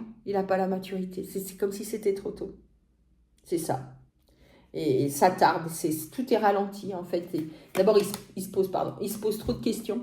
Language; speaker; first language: French; native; French